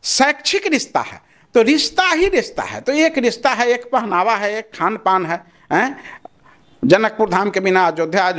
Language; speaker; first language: Hindi; non-native, local second language; Maithili